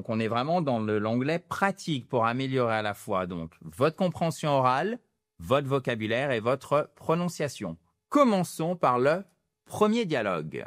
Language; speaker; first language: French; native; French